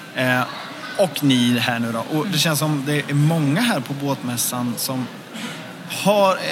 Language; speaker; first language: Swedish; native; Swedish